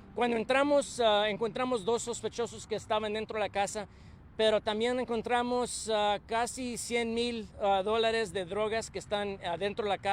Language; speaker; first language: Spanish; early bilingual, heritage; Spanish